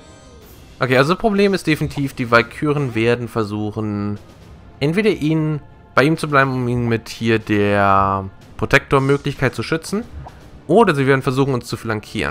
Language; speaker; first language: German; native; German